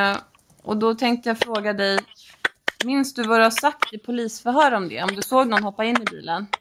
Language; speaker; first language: Swedish; native; Swedish